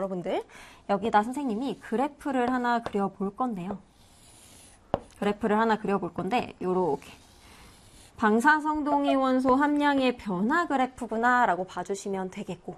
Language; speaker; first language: Korean; native; Korean